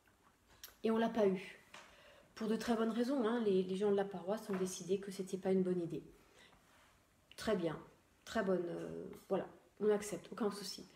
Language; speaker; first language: French; native; French